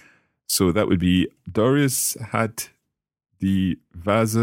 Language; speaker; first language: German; non-native, learner; English